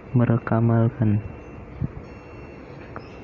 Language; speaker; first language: Indonesian; native; Indonesian